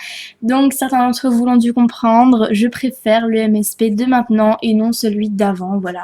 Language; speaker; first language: French; native; French